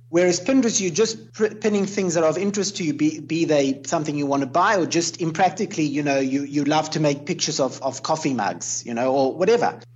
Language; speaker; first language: English; native; English